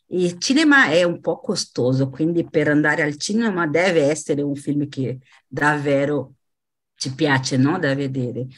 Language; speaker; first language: Italian; non-native, fluent; Portuguese